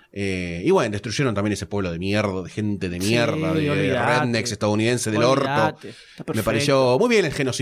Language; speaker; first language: Spanish; native; Spanish